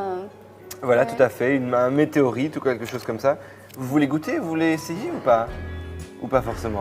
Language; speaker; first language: French; native; French